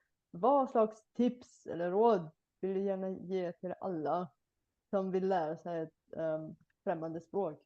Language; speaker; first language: Swedish; non-native, fluent; Bulgarian